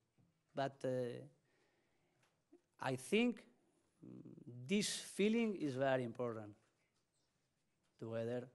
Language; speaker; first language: English; non-native, learner; Spanish